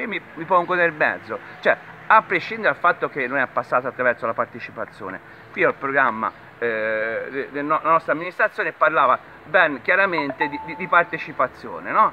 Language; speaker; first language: Italian; native; Italian